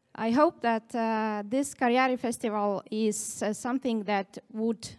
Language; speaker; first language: English; non-native, fluent; Estonian